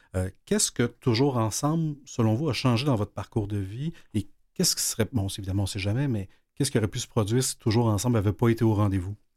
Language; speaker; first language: French; native; French